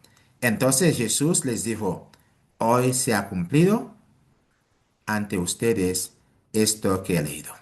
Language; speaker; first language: Spanish; non-native, fluent; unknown